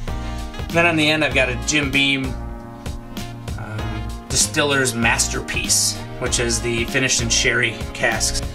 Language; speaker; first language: English; native; English